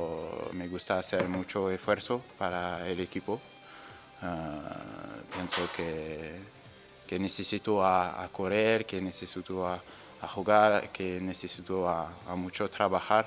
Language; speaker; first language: Spanish; non-native, learner; French